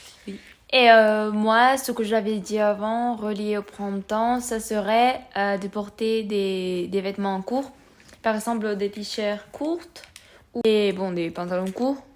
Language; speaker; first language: French; non-native, learner; Spanish